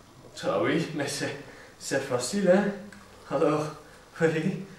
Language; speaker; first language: French; non-native, learner; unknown